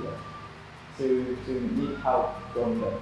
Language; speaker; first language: English; non-native, learner; Vietnamese